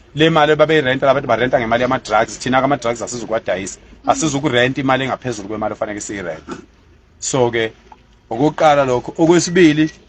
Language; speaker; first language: Zulu; native; Zulu